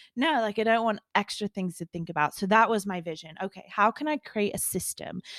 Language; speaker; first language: English; native; English